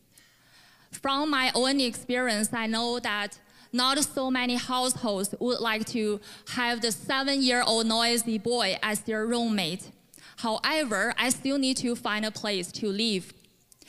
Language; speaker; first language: English; non-native, fluent; Chinese